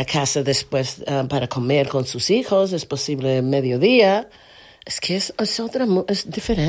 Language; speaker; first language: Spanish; non-native, fluent; English